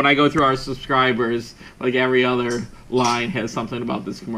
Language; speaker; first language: English; native; English